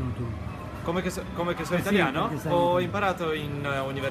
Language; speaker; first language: Italian; non-native, learner; Estonian